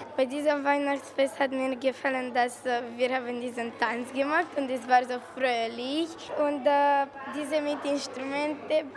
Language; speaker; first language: German; non-native, local second language; Romanian